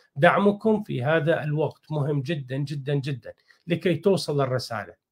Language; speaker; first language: Arabic; non-native, fluent; Persian